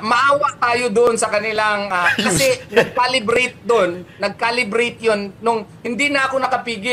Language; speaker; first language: Filipino; native; Filipino